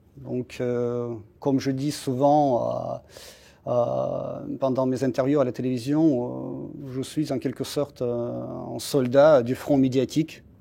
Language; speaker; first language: French; non-native, fluent; Russian